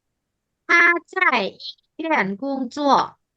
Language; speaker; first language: Chinese; non-native, fluent; Indonesian